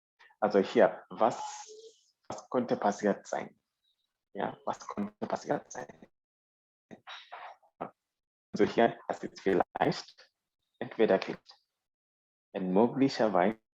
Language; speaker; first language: German; non-native, fluent; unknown